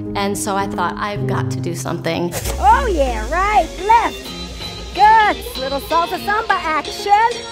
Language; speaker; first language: English; native; English